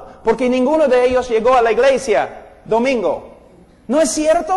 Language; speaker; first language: Spanish; non-native, fluent; English